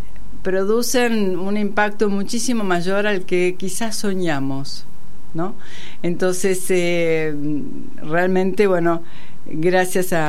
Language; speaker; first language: Spanish; native; Spanish